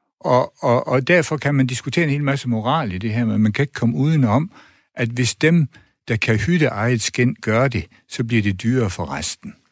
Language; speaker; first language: Danish; native; Danish